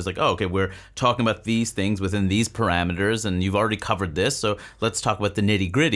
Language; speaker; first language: English; native; English